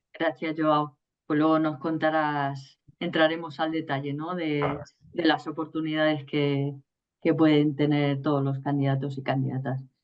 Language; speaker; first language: Spanish; native; Spanish